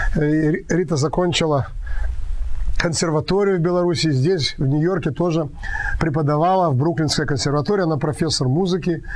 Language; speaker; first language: Russian; native; Russian